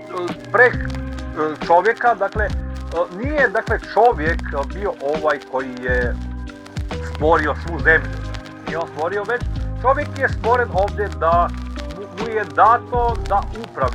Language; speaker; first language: Croatian; native; Croatian